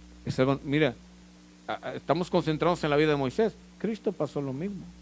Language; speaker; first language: Spanish; native; Spanish